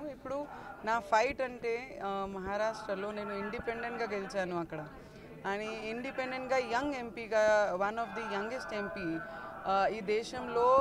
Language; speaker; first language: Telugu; non-native, learner; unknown